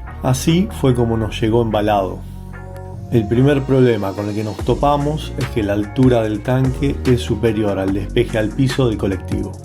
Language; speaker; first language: Spanish; native; Spanish